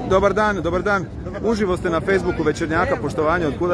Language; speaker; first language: Serbian; native; Serbian